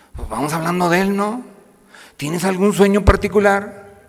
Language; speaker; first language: Spanish; native; Spanish